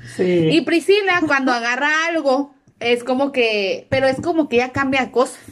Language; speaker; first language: Spanish; early bilingual, heritage; Spanish